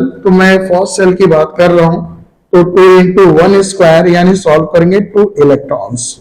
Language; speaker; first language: Hindi; native; Hindi